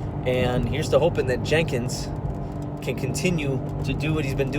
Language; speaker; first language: English; native; English